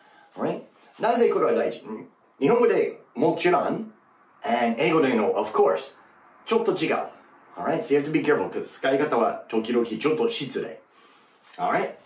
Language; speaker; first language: Japanese; non-native, learner; English